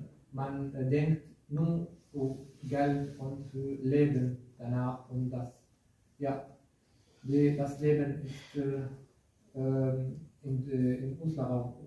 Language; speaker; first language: German; non-native, learner; Kurdish